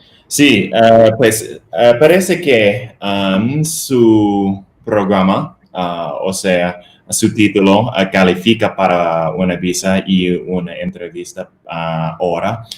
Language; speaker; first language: Spanish; non-native, fluent; English